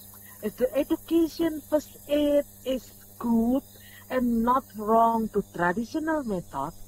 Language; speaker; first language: English; non-native, learner; Indonesian